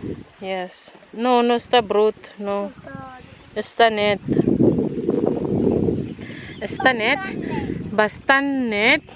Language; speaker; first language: Catalan; non-native, learner; Filipino